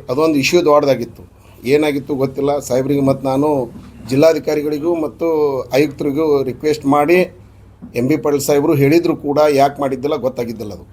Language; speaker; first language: Kannada; non-native, local second language; Urdu